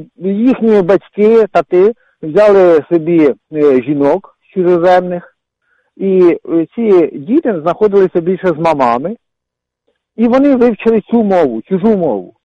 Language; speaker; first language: Ukrainian; non-native, local second language; Russian